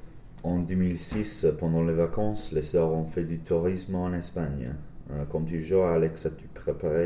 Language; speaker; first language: French; non-native, learner; English